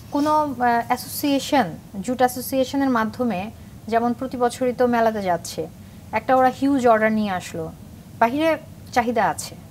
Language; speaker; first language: Bangla; native; Bangla